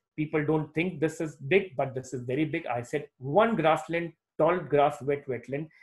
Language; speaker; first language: English; non-native, local second language; Hindi